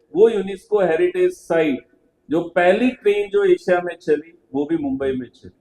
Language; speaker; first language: Hindi; non-native, local second language; Marathi